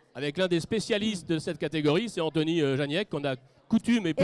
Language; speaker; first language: French; native; French